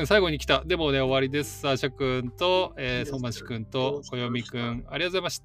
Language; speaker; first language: Japanese; native; Japanese